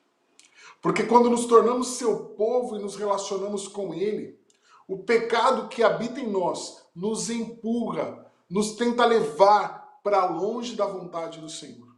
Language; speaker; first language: Portuguese; native; Portuguese